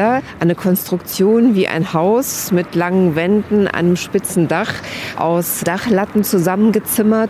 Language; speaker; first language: German; native; German